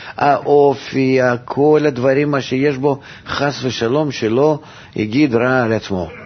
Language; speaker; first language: Hebrew; non-native, fluent; Russian